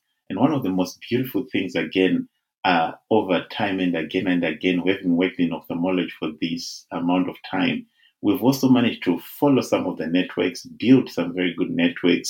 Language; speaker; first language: English; non-native, local second language; Shona